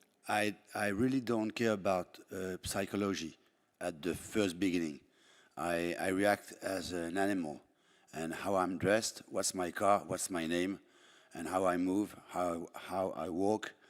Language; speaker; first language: English; non-native, fluent; French